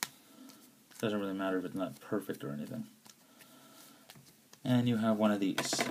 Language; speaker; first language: English; native; English